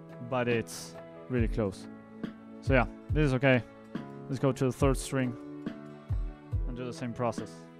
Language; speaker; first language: English; non-native, fluent; Spanish